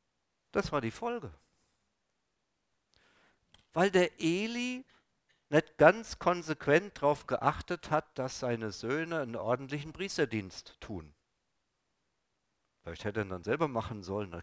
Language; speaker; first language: German; native; German